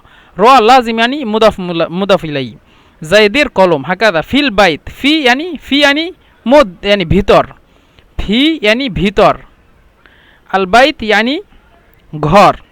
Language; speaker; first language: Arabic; non-native, fluent; Bangla